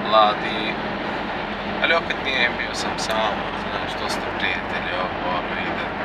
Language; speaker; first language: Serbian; non-native, learner; Turkish